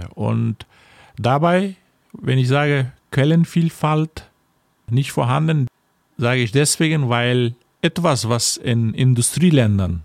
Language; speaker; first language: German; non-native, fluent; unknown